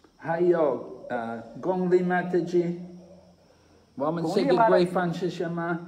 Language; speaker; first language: Chinese; non-native, fluent; English